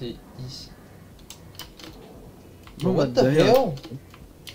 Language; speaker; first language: French; native; French